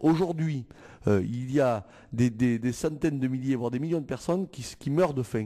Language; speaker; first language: French; native; French